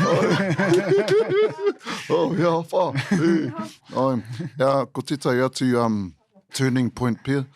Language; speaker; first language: Māori; non-native, local second language; English